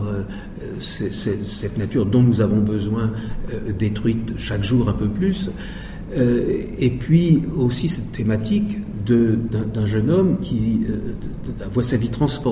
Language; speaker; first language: French; native; French